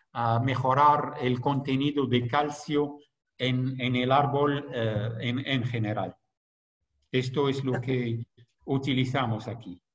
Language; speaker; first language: Spanish; non-native, fluent; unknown